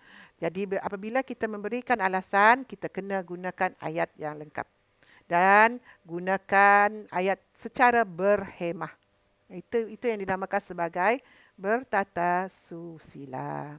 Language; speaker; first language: Malay; native; Malay